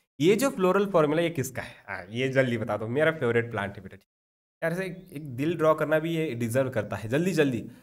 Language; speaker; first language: Hindi; non-native, local second language; Marathi